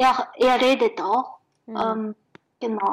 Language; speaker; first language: German; non-native, fluent; Japanese